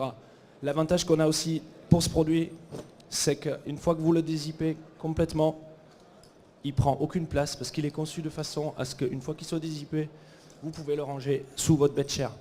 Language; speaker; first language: French; native; French